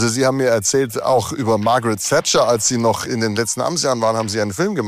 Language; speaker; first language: German; native; German